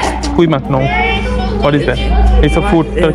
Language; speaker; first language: English; non-native, learner; Bangla